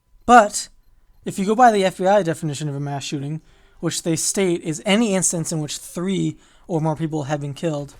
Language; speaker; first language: English; native; English